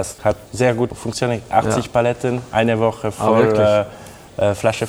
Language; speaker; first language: German; non-native, local second language; French